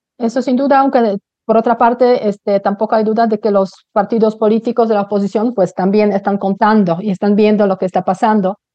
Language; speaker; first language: Spanish; non-native, fluent; Polish